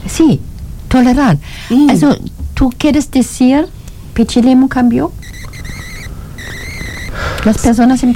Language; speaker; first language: Spanish; non-native, learner; German